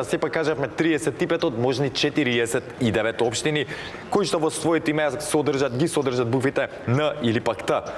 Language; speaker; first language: Macedonian; native; Macedonian